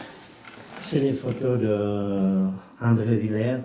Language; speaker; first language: French; non-native, fluent; Czech